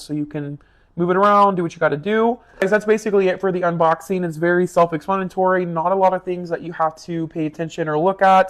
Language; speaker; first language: English; native; English